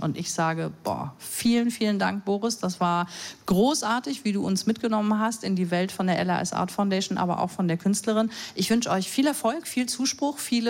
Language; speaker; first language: German; native; German